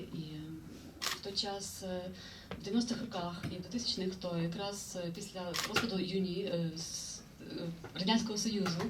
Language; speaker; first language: Ukrainian; native; Ukrainian